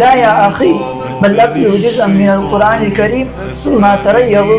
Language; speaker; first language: Arabic; non-native, learner; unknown